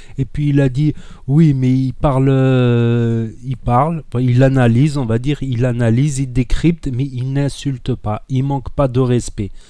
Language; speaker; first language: French; native; French